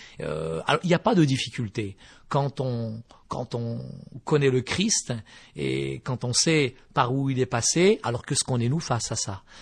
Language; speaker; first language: French; early bilingual, other home language; Berber languages